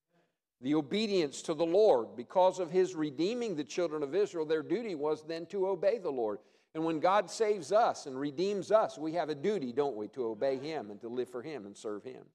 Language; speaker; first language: English; native; English